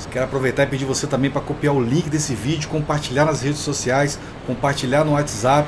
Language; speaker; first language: Portuguese; native; Portuguese